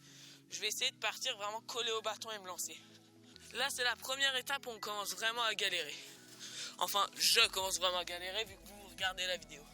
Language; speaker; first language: French; native; French